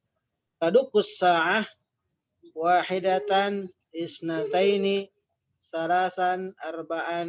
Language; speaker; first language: Arabic; non-native, learner; Indonesian